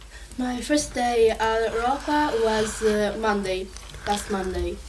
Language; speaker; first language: English; non-native, learner; Italian